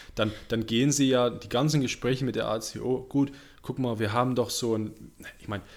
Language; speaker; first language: German; non-native, fluent; English